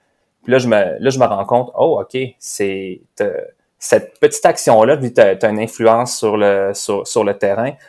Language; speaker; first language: French; native; French